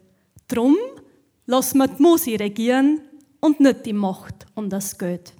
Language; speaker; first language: German; native; German